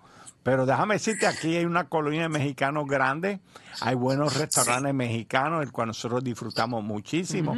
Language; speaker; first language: Spanish; native; Spanish